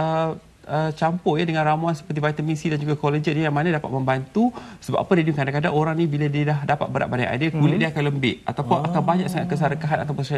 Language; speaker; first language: Malay; native; Malay